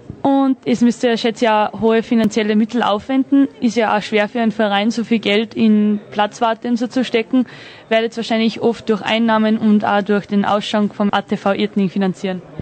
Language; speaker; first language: German; native; German